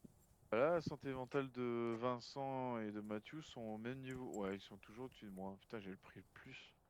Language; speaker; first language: French; native; French